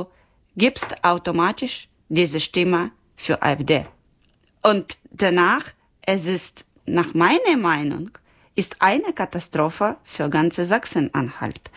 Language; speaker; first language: German; non-native, learner; Ukrainian